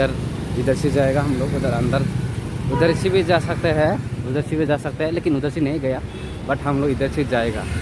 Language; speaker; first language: Hindi; non-native, local second language; Kok Borok